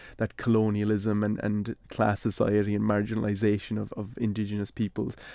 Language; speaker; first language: English; native; English